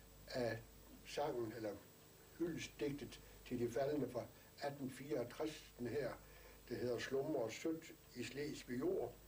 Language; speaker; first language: Danish; native; Danish